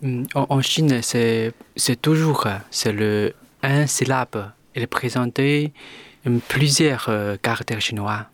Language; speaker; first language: French; non-native, learner; Chinese